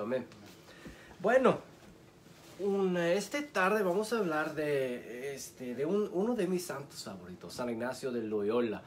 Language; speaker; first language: Spanish; early bilingual, heritage; Spanish